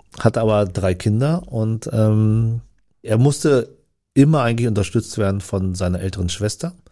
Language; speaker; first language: German; early bilingual, other home language; Vietnamese